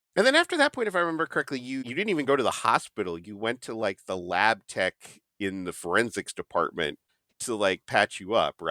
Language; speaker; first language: English; native; English